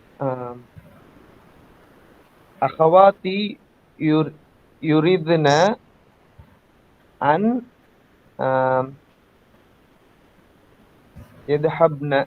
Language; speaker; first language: Arabic; non-native, learner; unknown